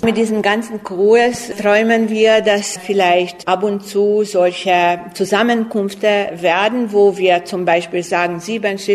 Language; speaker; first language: German; non-native, local second language; Hungarian